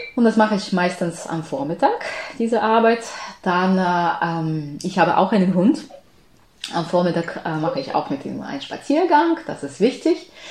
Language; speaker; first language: German; non-native, fluent; Ukrainian